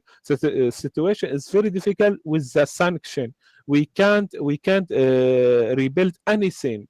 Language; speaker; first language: English; non-native, learner; Arabic